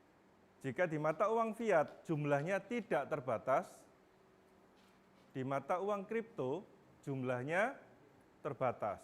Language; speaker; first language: Indonesian; native; Indonesian